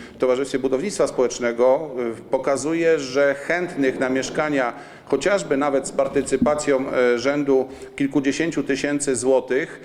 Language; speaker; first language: Polish; native; Polish